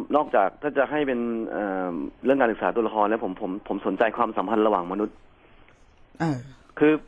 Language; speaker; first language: Thai; native; Thai